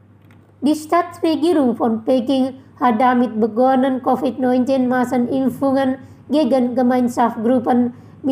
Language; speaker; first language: German; non-native, fluent; Indonesian